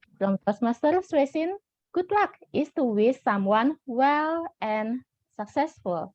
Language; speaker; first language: English; non-native, fluent; Indonesian